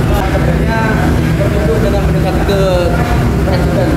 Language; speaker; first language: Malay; non-native, local second language; Sundanese